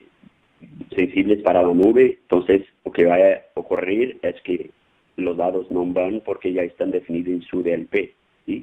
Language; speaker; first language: Spanish; non-native, fluent; Portuguese